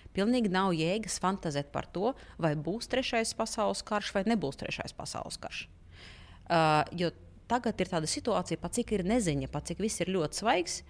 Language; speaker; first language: Latvian; non-native, local second language; Russian